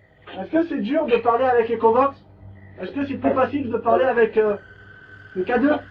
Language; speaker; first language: French; native; French